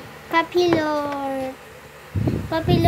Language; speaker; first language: English; non-native, local second language; Filipino